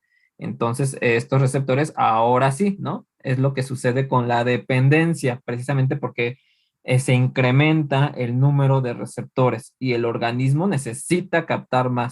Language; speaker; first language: Spanish; native; Spanish